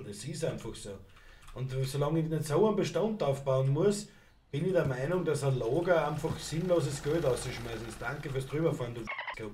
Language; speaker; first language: German; native; German